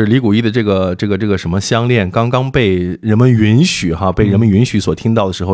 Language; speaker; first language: Chinese; native; Chinese